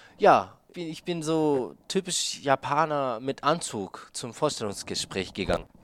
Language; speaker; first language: German; non-native, fluent; Japanese